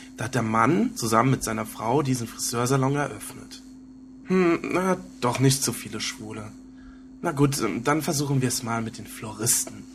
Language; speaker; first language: German; native; German